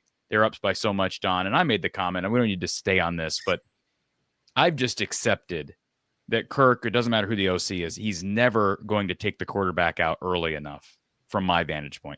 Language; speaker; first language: English; native; English